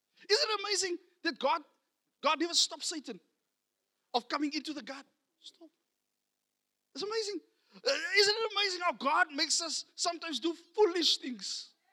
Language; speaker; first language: English; non-native, local second language; Afrikaans